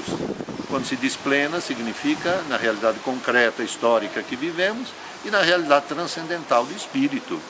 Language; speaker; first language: Portuguese; native; Portuguese